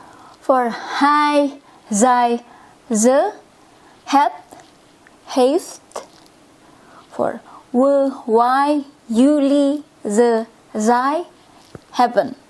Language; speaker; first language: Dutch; non-native, fluent; Indonesian